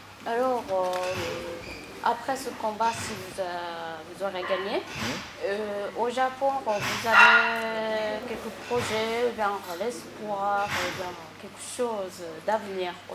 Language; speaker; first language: French; non-native, fluent; Japanese